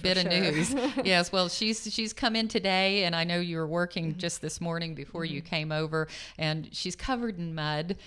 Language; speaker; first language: English; native; English